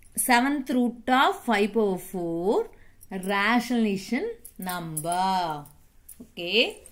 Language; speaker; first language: English; non-native, local second language; Tamil